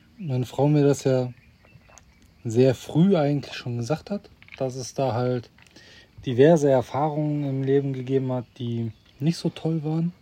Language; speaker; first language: German; native; German